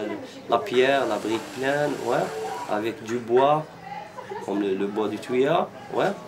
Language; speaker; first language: French; non-native, local second language; Arabic